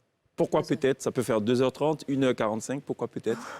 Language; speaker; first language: French; native; French